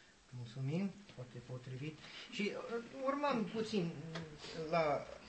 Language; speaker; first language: Romanian; non-native, learner; English